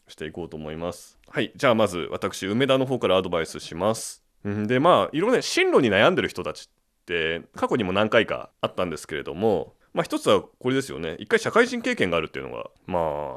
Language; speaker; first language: Japanese; native; Japanese